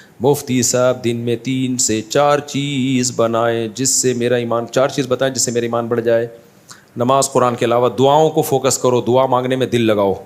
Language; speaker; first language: Urdu; native; Urdu